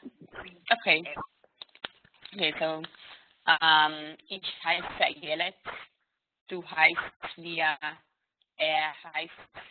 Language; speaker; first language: German; non-native, learner; Hebrew